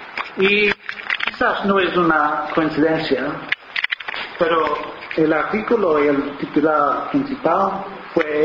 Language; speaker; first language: Spanish; non-native, fluent; English